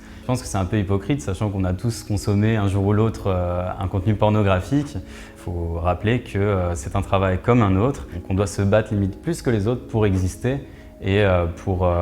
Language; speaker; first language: French; native; French